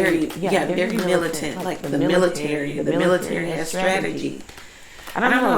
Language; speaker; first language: English; native; English